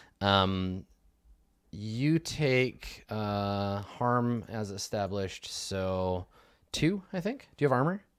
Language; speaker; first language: English; native; English